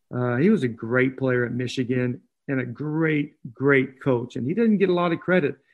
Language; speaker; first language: English; native; English